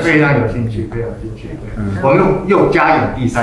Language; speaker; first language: Chinese; native; Chinese